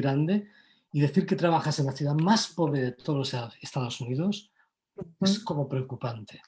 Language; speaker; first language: Spanish; non-native, local second language; Catalan